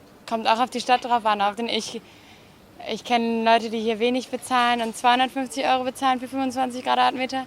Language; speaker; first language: German; native; German